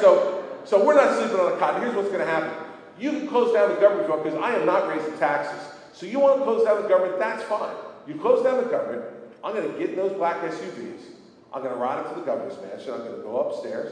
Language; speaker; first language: English; native; English